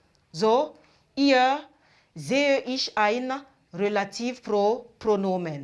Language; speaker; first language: German; non-native, fluent; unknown